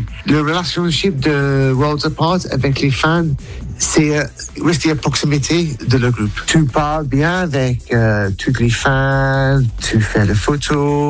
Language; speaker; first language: French; non-native, learner; English